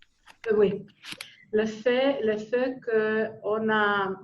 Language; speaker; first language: French; non-native, fluent; Greek